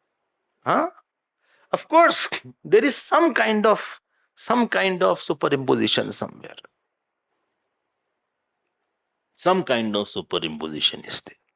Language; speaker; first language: English; non-native, local second language; Hindi